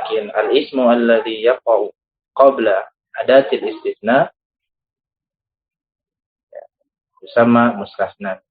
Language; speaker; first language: Arabic; non-native, fluent; Indonesian